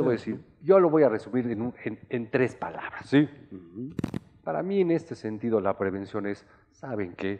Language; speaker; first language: Spanish; native; Spanish